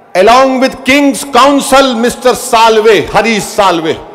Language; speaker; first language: English; non-native, local second language; Urdu